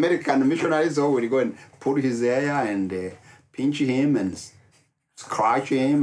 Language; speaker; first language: English; non-native, local second language; Kinyarwanda